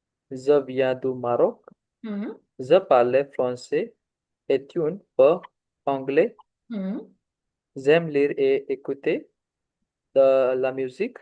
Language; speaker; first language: French; non-native, learner; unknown